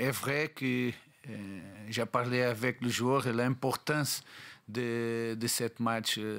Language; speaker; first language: French; non-native, learner; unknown